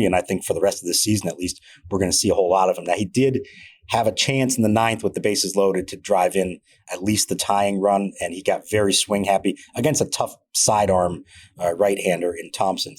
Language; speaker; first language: English; native; English